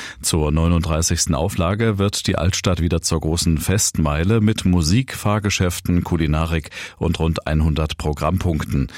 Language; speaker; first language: German; native; German